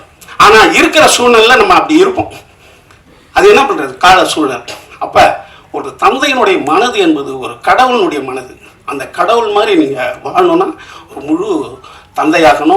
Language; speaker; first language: Tamil; native; Tamil